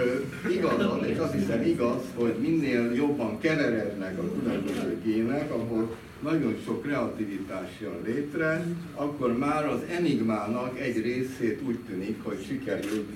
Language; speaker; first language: Hungarian; native; Hungarian